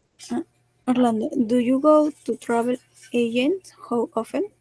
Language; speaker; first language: English; non-native, learner; Spanish